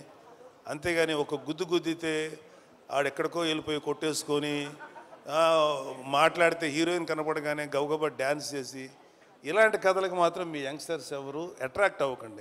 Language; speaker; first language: Telugu; native; Telugu